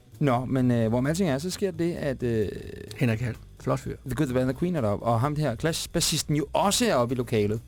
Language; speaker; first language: Danish; native; Danish